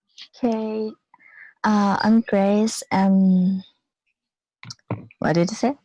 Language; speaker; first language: English; non-native, learner; Japanese